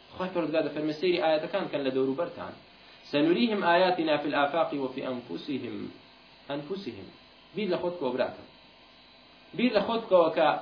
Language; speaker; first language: Central Kurdish; non-native, local second language; Kurdish